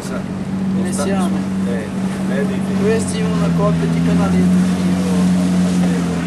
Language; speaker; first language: Italian; non-native, learner; Portuguese